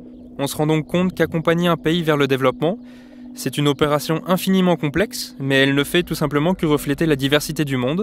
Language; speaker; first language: French; native; French